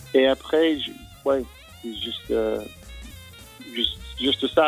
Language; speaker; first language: French; non-native, fluent; English